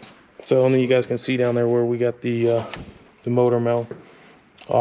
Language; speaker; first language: English; native; English